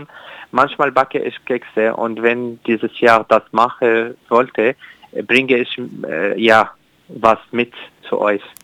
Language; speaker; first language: German; non-native, learner; Arabic